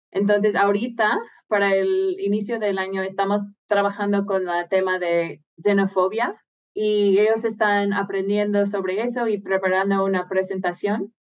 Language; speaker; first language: Spanish; non-native, fluent; English